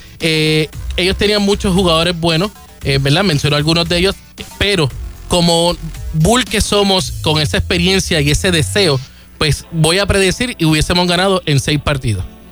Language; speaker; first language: Spanish; native; Spanish